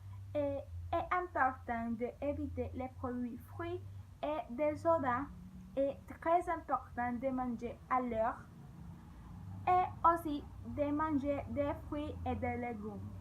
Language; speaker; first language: French; non-native, learner; Spanish